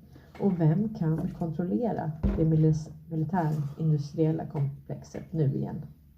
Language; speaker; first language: Swedish; native; Swedish